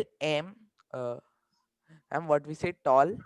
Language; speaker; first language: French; non-native, learner; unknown